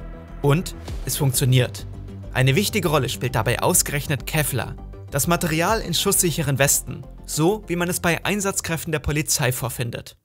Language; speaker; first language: German; native; German